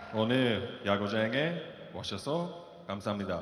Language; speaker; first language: Korean; non-native, learner; English